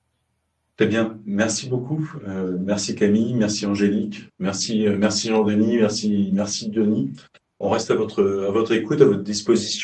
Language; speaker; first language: French; native; French